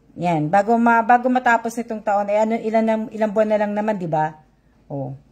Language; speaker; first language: Filipino; native; Filipino